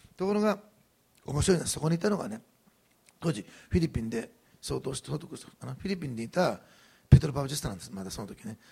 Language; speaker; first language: Japanese; native; Japanese